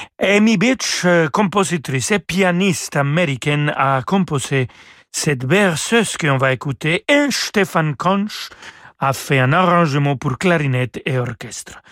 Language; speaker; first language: French; non-native, fluent; Spanish